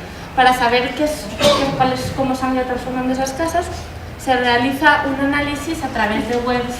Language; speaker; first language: Spanish; native; Spanish